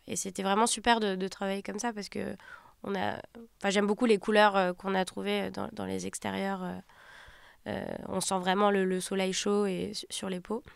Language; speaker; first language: French; native; French